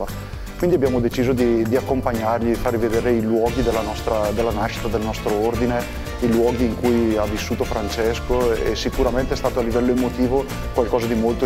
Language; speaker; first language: Italian; native; Italian